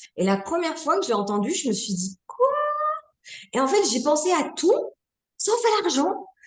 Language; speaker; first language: French; native; French